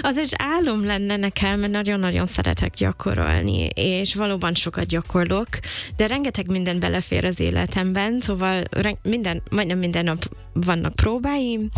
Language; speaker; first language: Hungarian; non-native, fluent; English